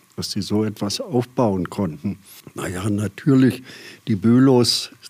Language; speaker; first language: German; native; German